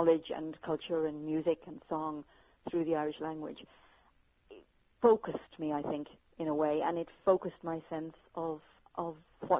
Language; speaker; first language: English; native; English